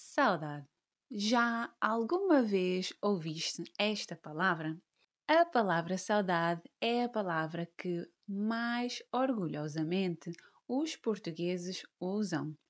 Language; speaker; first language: Portuguese; native; Portuguese